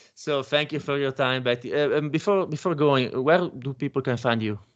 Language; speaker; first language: English; non-native, fluent; Italian